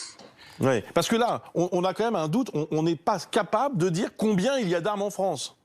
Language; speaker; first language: French; native; French